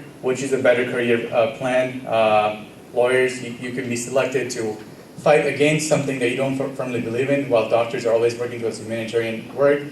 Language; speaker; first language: English; early bilingual, other home language; Gujarati